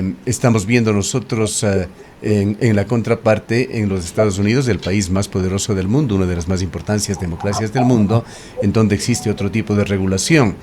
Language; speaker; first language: Spanish; native; Spanish